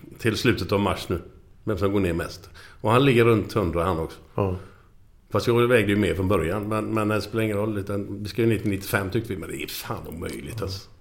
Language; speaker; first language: Swedish; native; Swedish